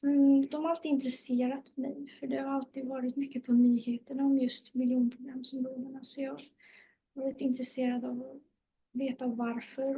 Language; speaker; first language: Swedish; native; Swedish